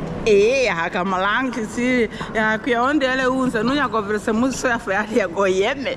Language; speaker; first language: Danish; non-native, learner; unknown